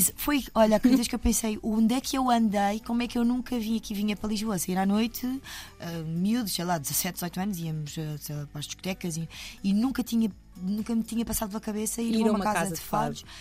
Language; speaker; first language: Portuguese; native; Portuguese